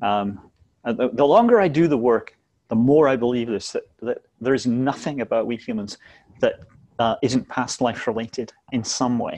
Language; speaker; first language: English; native; English